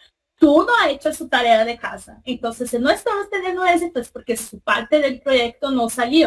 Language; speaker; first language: Spanish; non-native, fluent; Portuguese